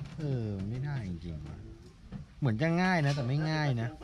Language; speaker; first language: Thai; native; Thai